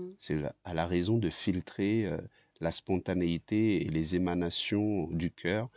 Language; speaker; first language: French; early bilingual, other home language; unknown